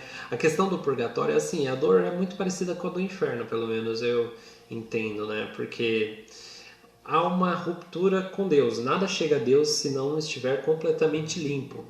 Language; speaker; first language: Portuguese; native; Portuguese